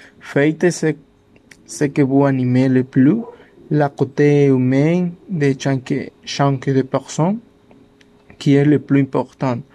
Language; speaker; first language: French; non-native, learner; Spanish